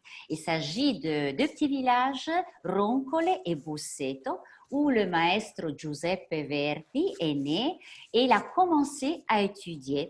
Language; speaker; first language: French; non-native, fluent; Italian